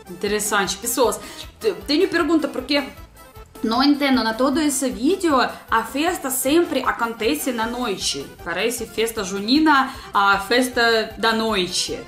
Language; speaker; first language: Portuguese; non-native, learner; Russian